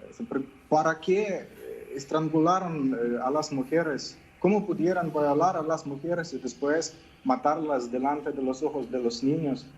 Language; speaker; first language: Spanish; non-native, fluent; Ukrainian